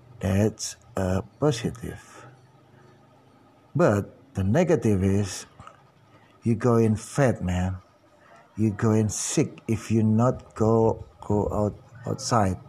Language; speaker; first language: English; non-native, learner; Indonesian